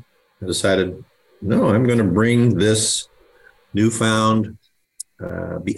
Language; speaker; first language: English; native; English